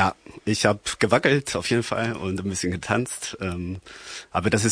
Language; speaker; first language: German; non-native, fluent; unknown